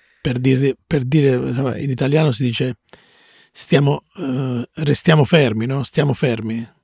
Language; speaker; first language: Italian; native; Italian